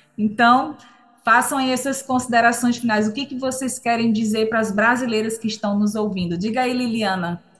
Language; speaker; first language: Portuguese; native; Portuguese